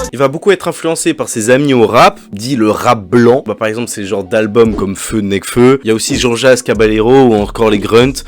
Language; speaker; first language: French; native; French